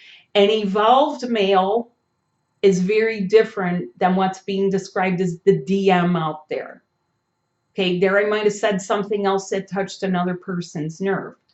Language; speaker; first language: English; native; English